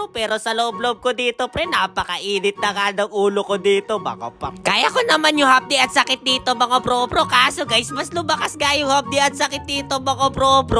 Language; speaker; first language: Filipino; native; Filipino